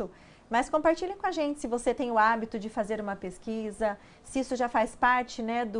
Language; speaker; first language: Portuguese; native; Portuguese